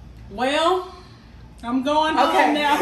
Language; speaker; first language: English; native; English